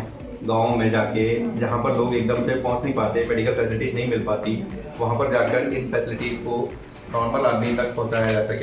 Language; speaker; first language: Hindi; native; Hindi